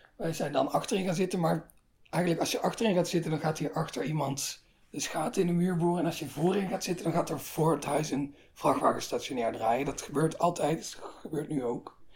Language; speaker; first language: Dutch; native; Dutch